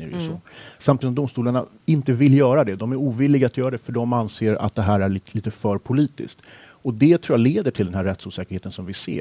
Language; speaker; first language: Swedish; native; Swedish